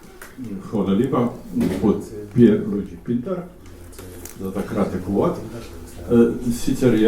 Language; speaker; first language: Slovenian; native; Slovenian